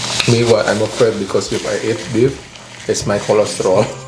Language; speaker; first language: English; non-native, fluent; Indonesian